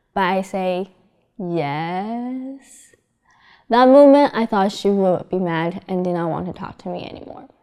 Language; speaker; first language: English; non-native, fluent; Chinese